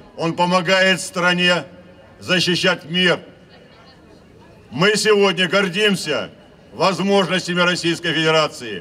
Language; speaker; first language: Russian; native; Russian